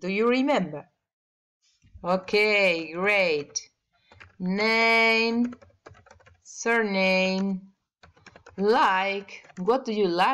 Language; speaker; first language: English; non-native, learner; Spanish